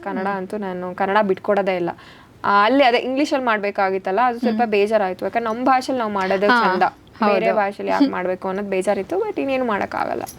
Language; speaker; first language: Kannada; native; Kannada